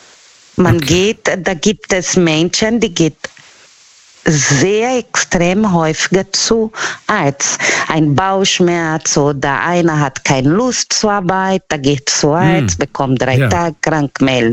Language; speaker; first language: German; non-native, fluent; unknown